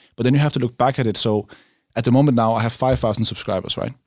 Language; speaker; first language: English; non-native, fluent; Danish